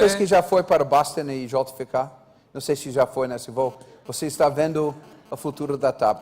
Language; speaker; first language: Portuguese; non-native, fluent; English